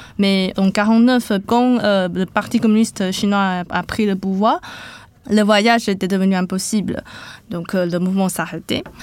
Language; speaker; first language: French; non-native, fluent; Chinese